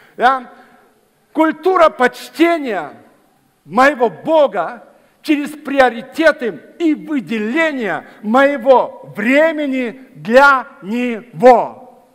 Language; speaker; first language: Russian; native; Russian